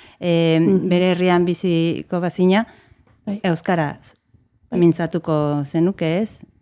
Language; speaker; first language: Basque; non-native, fluent; Spanish